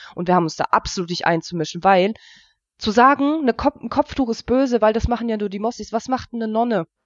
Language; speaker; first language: German; early bilingual, other home language; Russian